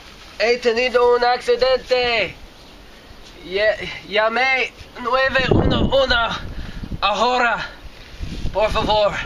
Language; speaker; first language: Spanish; non-native, learner; English